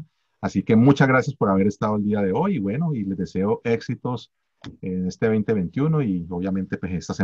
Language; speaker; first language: Spanish; native; Spanish